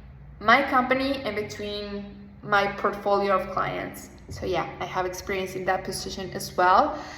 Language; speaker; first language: English; non-native, fluent; Spanish